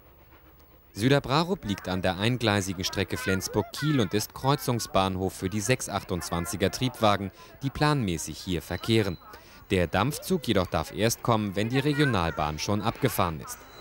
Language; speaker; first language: German; native; German